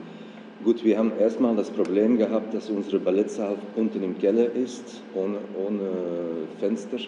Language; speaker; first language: German; non-native, fluent; Dutch